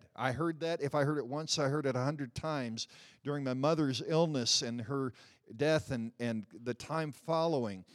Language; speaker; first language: English; early bilingual, other home language; Dutch